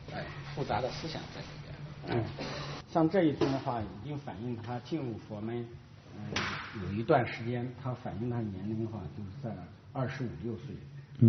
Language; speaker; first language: Chinese; native; Chinese